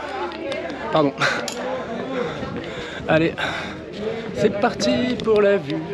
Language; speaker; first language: French; native; French